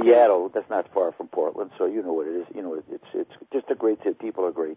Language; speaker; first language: English; native; English